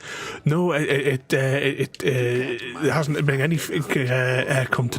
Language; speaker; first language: English; native; English